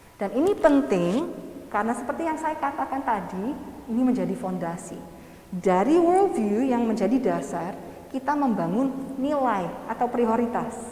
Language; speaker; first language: Indonesian; non-native, fluent; English